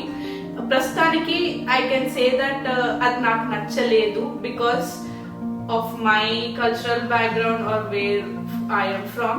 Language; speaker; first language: Telugu; non-native, local second language; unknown